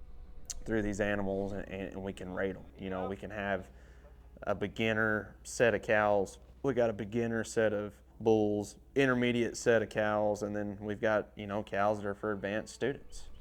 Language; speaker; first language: English; native; English